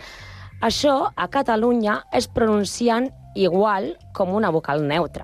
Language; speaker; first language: Catalan; non-native, learner; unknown